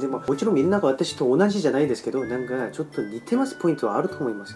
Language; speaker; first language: Japanese; non-native, learner; Korean